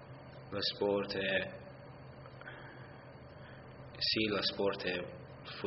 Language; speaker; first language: Italian; non-native, learner; English